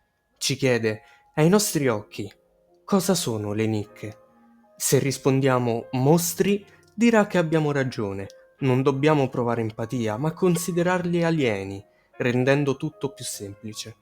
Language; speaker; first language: Italian; native; Italian